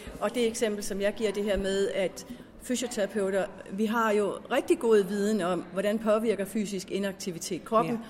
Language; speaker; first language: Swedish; non-native, learner; Danish